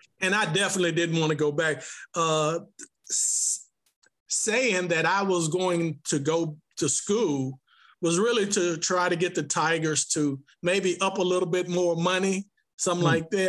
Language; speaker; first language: English; native; English